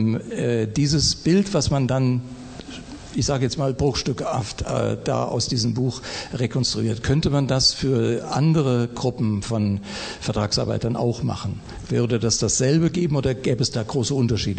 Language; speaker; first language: German; native; German